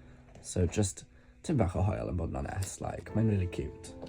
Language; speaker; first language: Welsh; non-native, local second language; English